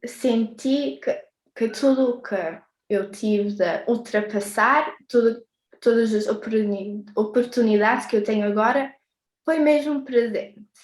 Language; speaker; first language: Portuguese; early bilingual, heritage; English